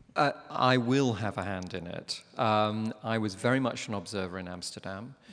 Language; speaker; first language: English; native; English